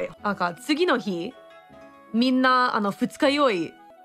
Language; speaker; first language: Japanese; non-native, fluent; English